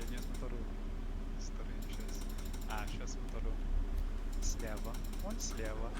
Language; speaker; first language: Russian; non-native, learner; English